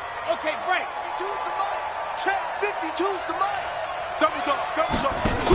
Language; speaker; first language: English; native; English